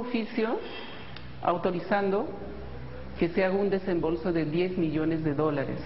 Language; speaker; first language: Spanish; native; Spanish